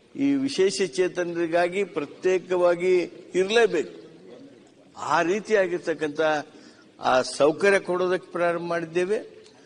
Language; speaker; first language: Kannada; native; Kannada